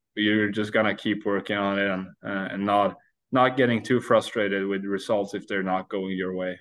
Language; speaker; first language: English; non-native, fluent; Swedish